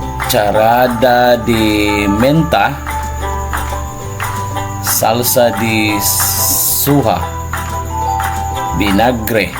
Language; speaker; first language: Spanish; non-native, learner; Filipino